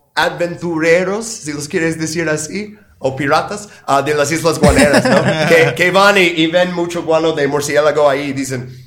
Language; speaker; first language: Spanish; non-native, fluent; English